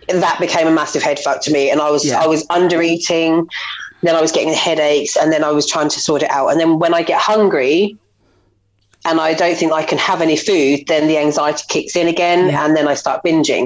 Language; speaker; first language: English; native; English